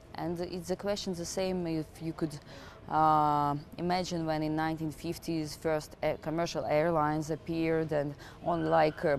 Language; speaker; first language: English; non-native, fluent; Russian